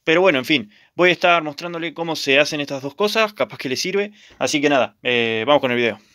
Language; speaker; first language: Spanish; native; Spanish